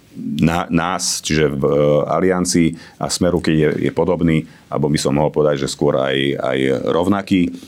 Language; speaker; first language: Slovak; non-native, local second language; Hungarian